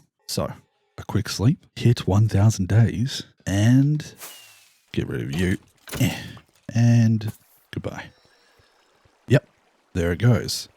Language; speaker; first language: English; native; English